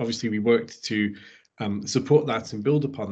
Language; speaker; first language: English; native; English